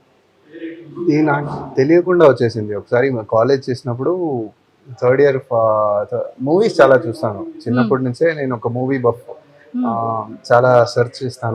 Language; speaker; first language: Telugu; non-native, fluent; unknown